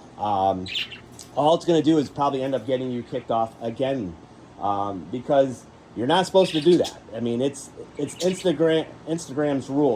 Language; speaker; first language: English; native; English